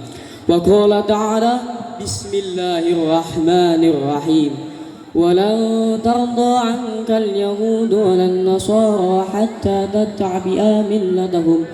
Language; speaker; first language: Arabic; non-native, learner; Indonesian